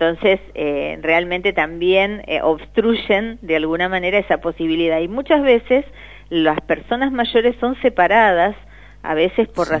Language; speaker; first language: Spanish; native; Spanish